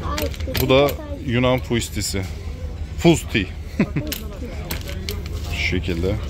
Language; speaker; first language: Turkish; native; Turkish